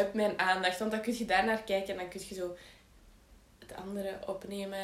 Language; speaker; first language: Dutch; native; Dutch